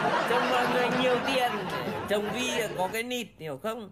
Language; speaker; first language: Vietnamese; native; Vietnamese